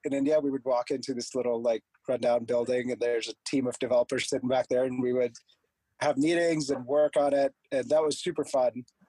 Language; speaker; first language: English; non-native, local second language; Punjabi